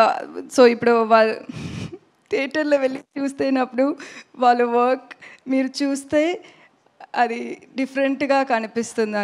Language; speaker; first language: Telugu; non-native, learner; Tamil